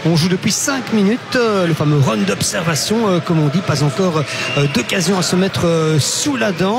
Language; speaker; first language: French; native; French